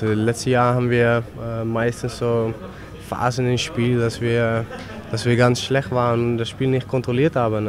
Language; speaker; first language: German; non-native, fluent; Dutch